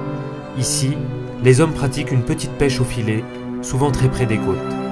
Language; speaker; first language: French; native; French